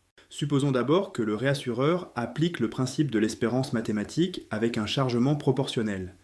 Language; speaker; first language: French; native; French